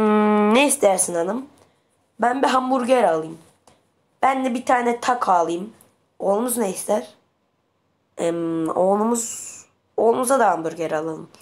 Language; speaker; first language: Turkish; native; Turkish